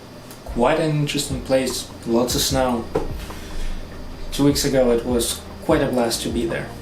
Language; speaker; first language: English; non-native, fluent; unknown